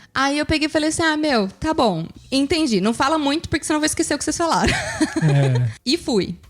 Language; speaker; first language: Portuguese; native; Portuguese